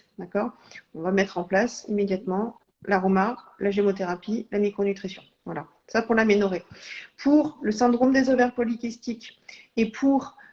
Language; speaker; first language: French; native; French